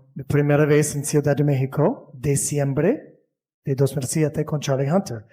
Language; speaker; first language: Spanish; non-native, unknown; English